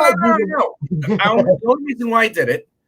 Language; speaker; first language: English; native; English